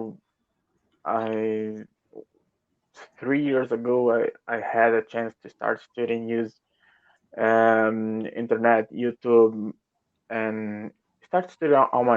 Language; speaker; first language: English; non-native, learner; Portuguese